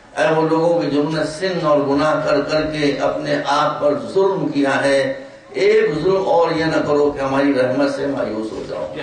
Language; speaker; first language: Urdu; native; Urdu